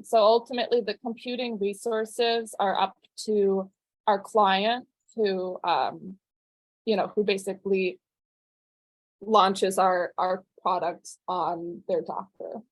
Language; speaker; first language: English; native; English